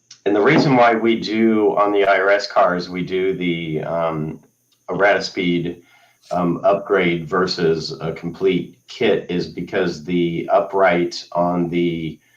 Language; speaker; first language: English; native; English